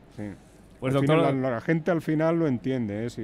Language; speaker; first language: Spanish; native; Spanish